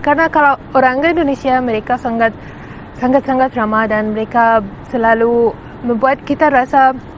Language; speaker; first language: Indonesian; non-native, learner; Arabic